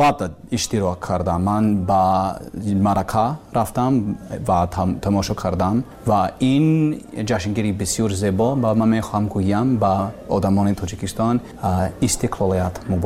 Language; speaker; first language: Persian; non-native, learner; English